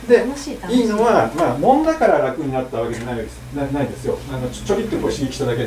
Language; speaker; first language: Japanese; native; Japanese